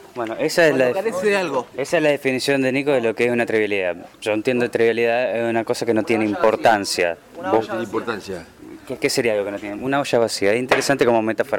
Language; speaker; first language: Spanish; native; Spanish